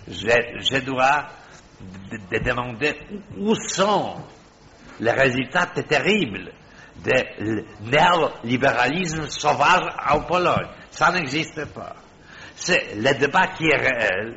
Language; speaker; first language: French; non-native, fluent; Polish